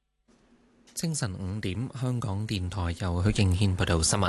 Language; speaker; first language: Chinese; non-native, local second language; Cantonese